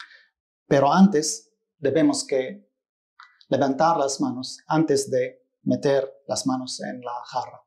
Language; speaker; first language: Spanish; non-native, fluent; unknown